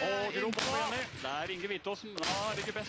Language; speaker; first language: Norwegian; native; Norwegian